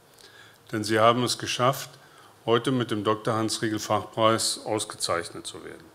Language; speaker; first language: German; native; German